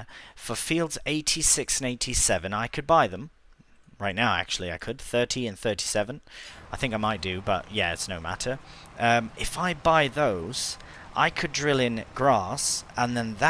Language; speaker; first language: English; native; English